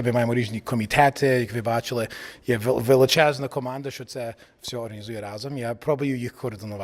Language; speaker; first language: Ukrainian; early bilingual, heritage; English